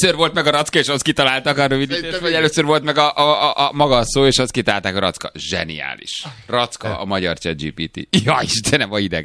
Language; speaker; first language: Hungarian; native; Hungarian